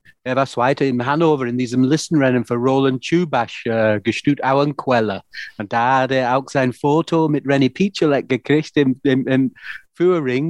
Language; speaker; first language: German; non-native, fluent; English